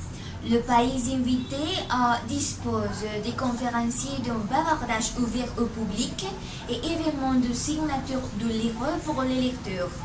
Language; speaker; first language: French; non-native, learner; Spanish